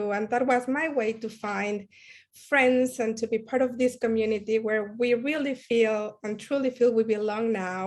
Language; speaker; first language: English; non-native, fluent; Spanish